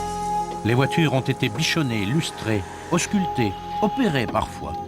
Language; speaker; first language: French; native; French